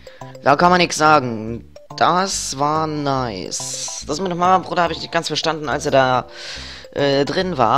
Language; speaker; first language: German; native; German